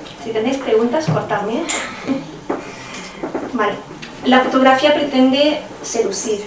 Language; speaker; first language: Spanish; non-native, fluent; French